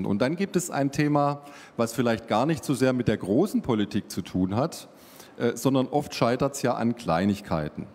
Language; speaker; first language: German; native; German